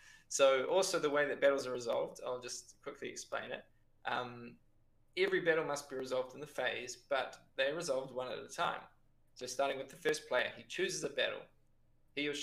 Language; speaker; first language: English; native; English